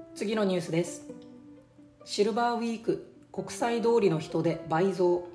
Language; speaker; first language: Japanese; native; Japanese